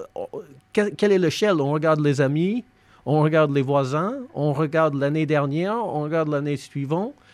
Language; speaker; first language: French; non-native, fluent; English